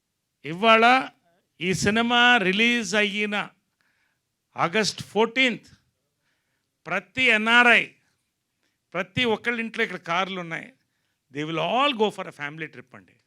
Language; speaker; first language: Telugu; native; Telugu